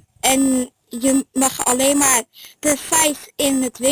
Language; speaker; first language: Dutch; early bilingual, heritage; Dutch